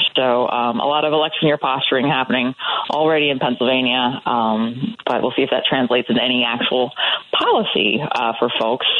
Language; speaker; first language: English; native; English